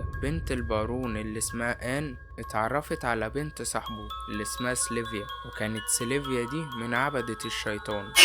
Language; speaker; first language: Arabic; native; Arabic